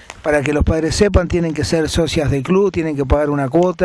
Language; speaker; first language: Spanish; native; Spanish